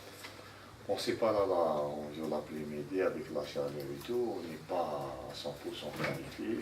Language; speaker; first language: French; non-native, local second language; Arabic